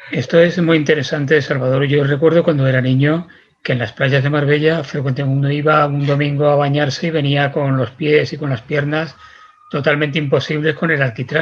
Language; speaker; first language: Spanish; native; Spanish